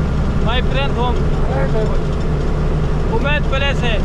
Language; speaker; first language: English; non-native, learner; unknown